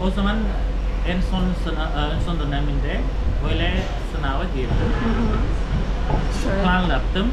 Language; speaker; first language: Turkish; non-native, fluent; Khmer